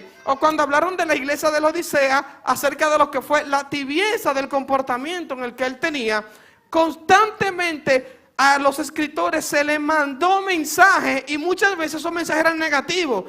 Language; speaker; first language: Spanish; native; Spanish